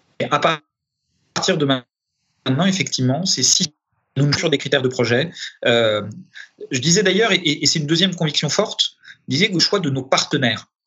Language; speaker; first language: French; early bilingual, other home language; Romanian